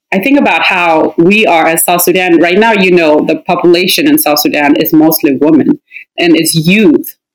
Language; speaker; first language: English; non-native, fluent; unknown